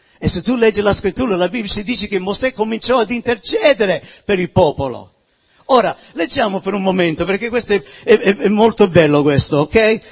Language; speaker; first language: Italian; early bilingual, heritage; Italian